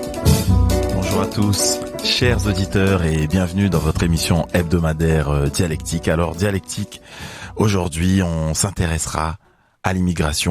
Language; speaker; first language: French; native; French